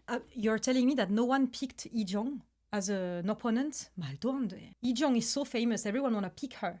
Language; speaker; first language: English; non-native, fluent; French